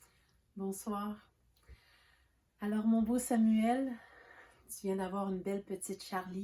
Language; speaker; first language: French; native; French